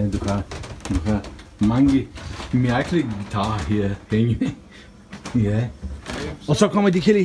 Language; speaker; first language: Danish; non-native, learner; Bulgarian